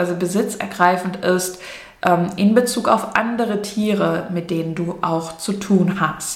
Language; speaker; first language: German; native; German